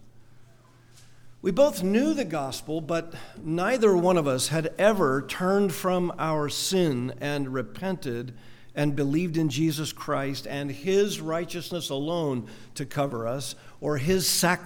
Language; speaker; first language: English; native; English